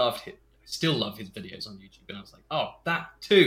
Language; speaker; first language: English; native; English